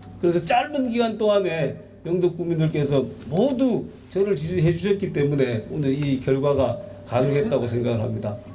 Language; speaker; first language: Korean; native; Korean